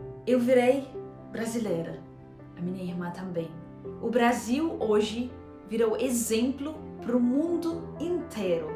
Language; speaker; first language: Portuguese; non-native, fluent; Arabic